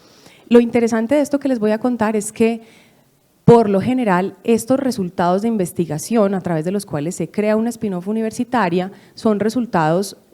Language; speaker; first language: Spanish; native; Spanish